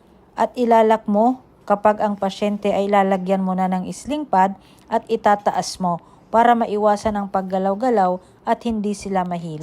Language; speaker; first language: Filipino; native; Filipino